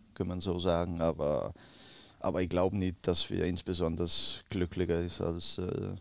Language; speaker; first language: German; non-native, learner; Danish